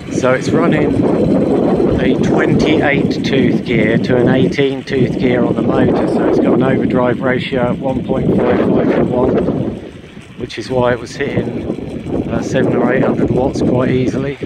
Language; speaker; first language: English; native; English